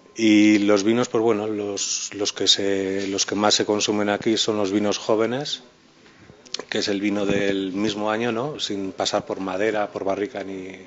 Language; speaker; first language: Spanish; native; Spanish